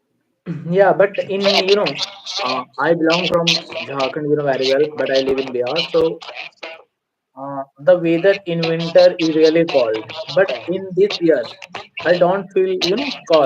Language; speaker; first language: English; non-native, fluent; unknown